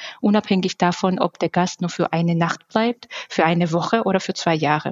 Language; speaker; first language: German; non-native, fluent; Georgian